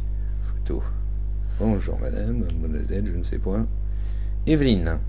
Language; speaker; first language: French; native; French